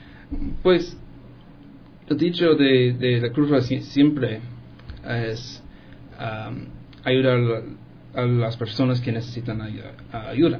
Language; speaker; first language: Spanish; non-native, fluent; English